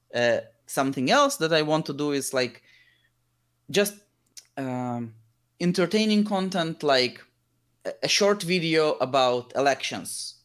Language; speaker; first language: English; early bilingual, other home language; Hebrew